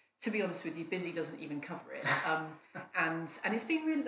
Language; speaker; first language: English; native; English